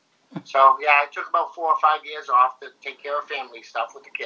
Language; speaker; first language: English; native; English